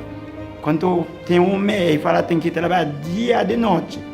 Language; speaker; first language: Portuguese; non-native, learner; Haitian Creole